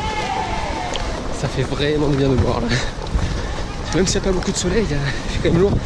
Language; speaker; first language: French; native; French